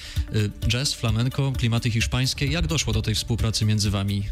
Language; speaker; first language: Polish; native; Polish